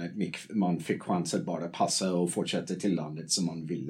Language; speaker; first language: Swedish; non-native, fluent; English